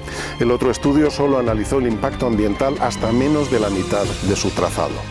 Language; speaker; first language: Spanish; native; Spanish